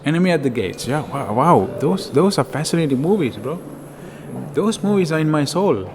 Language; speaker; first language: English; non-native, fluent; Sinhala